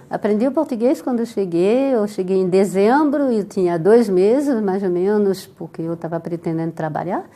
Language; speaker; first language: Portuguese; non-native, fluent; French